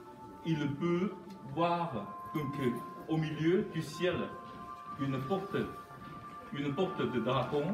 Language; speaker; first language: French; non-native, fluent; Chinese